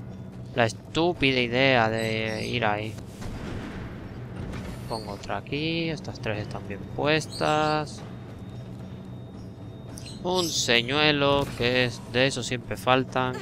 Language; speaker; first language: Spanish; native; Spanish